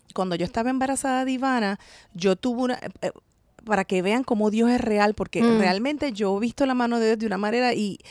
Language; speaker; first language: Spanish; native; Spanish